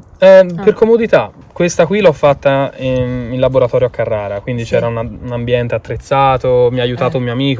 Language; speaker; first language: Italian; native; Italian